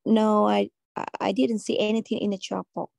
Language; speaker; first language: English; non-native, learner; Vietnamese